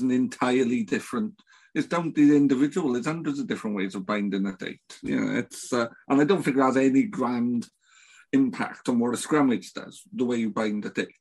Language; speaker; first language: English; native; English